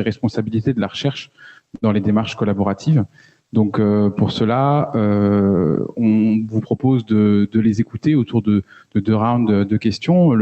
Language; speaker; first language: French; native; French